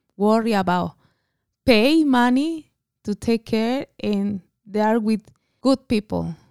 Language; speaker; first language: English; non-native, learner; Spanish